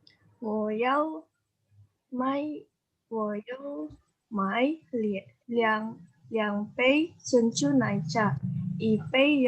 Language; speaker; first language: Chinese; non-native, learner; Indonesian